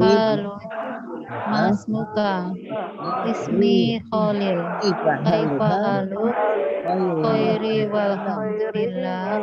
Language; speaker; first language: Arabic; non-native, learner; Indonesian